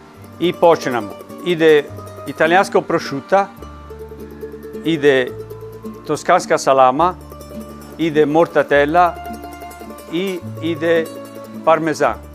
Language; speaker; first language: Macedonian; non-native, learner; Italian